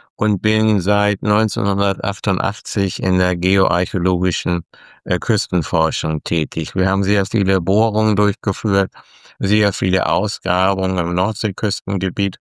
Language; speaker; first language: German; native; German